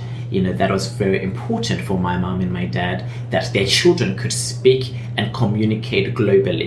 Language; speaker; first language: English; native; English